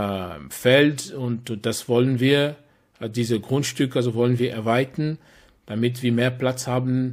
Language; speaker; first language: German; non-native, fluent; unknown